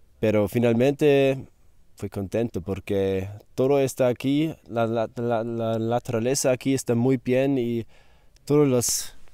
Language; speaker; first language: Spanish; non-native, learner; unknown